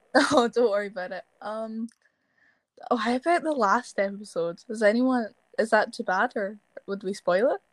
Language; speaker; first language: English; native; English